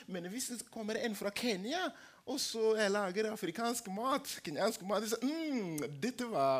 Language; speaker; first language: Norwegian; non-native, fluent; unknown